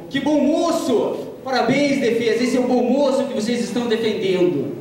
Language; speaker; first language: Portuguese; native; Portuguese